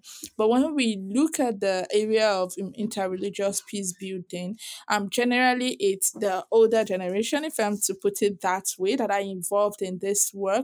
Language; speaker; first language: English; non-native, local second language; Yoruba